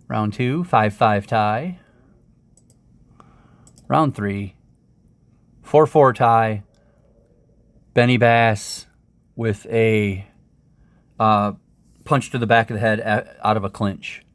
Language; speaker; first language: English; native; English